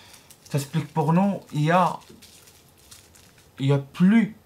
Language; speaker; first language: French; non-native, learner; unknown